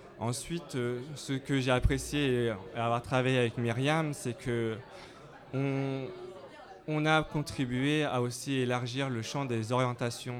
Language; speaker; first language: French; native; French